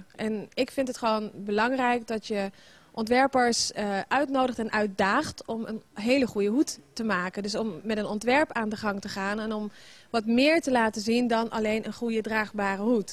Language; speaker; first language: Dutch; native; Dutch